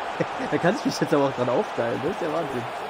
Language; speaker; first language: German; native; German